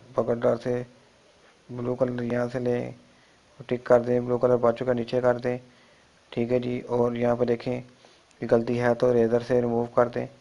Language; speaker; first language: Urdu; non-native, local second language; Punjabi